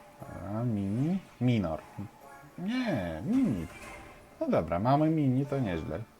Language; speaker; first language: Polish; non-native, fluent; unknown